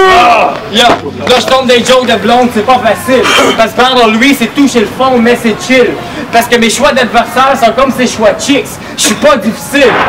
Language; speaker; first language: French; native; French